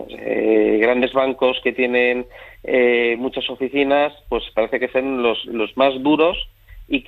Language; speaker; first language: Spanish; native; Spanish